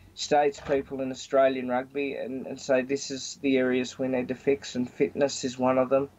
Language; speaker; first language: English; native; English